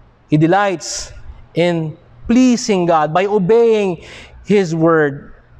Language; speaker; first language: English; non-native, local second language; Filipino